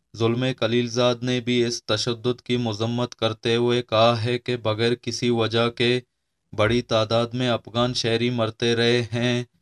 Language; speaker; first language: Urdu; non-native, local second language; Baluchi